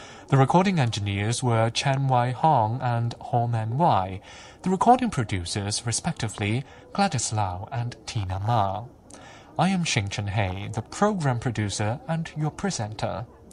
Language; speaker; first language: English; non-native, local second language; Cantonese